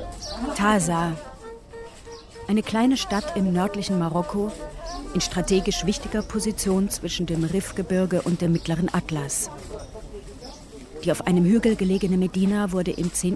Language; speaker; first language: German; native; German